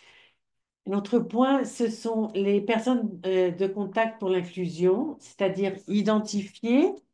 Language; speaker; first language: French; non-native, fluent; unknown